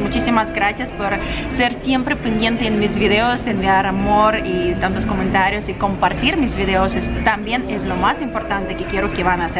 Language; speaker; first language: Spanish; non-native, learner; Russian